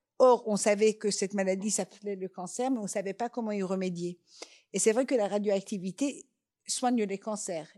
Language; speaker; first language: French; non-native, fluent; Persian